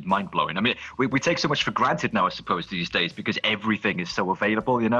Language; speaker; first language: English; native; English